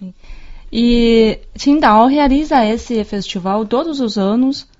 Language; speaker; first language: Portuguese; non-native, fluent; Chinese